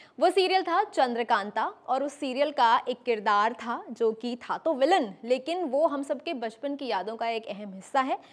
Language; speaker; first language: Hindi; native; Hindi